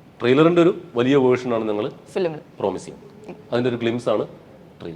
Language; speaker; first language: Malayalam; native; Malayalam